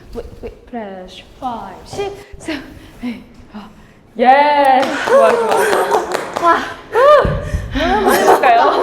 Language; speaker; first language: Korean; non-native, fluent; Japanese